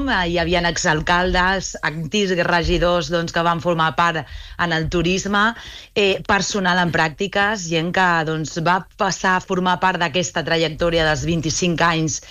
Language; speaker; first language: Catalan; native; Catalan